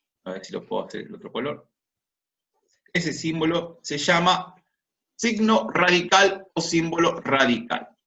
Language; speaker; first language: Spanish; native; Spanish